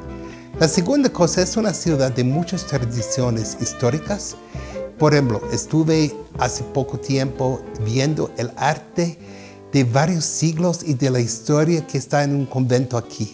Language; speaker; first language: Spanish; non-native, fluent; English